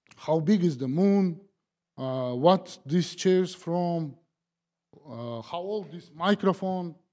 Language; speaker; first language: English; non-native, learner; Kazakh